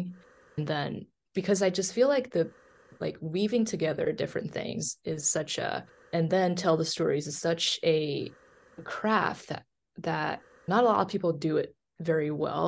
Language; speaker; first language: English; non-native, fluent; Chinese